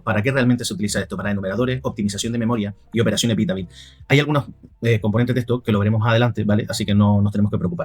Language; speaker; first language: Spanish; native; Spanish